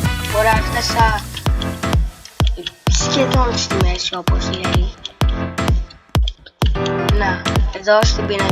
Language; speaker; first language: Greek; early bilingual, heritage; Greek